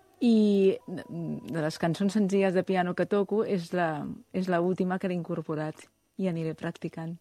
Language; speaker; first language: Catalan; non-native, fluent; Chinese